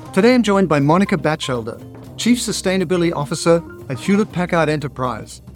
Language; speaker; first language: English; native; English